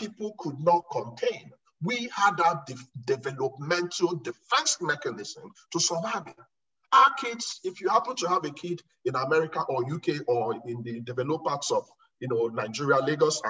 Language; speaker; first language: English; non-native, local second language; Igbo